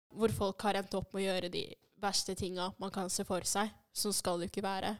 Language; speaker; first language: Norwegian; early bilingual, other home language; Swahili